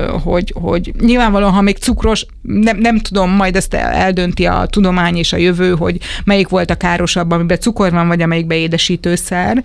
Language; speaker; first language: Hungarian; native; Hungarian